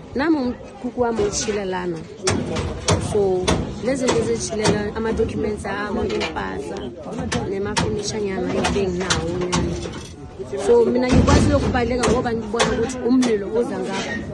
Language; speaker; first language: Zulu; non-native, local second language; Southern Sotho